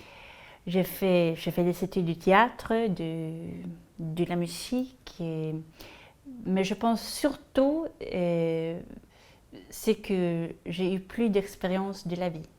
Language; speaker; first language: French; non-native, fluent; Swedish